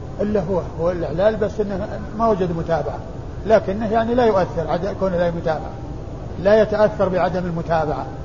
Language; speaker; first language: Arabic; native; Arabic